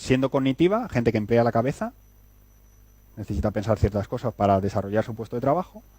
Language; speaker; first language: Spanish; native; Spanish